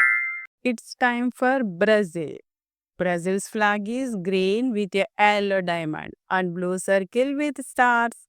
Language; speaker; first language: English; non-native, local second language; Telugu